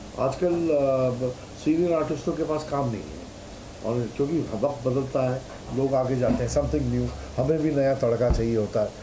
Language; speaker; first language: Hindi; native; Hindi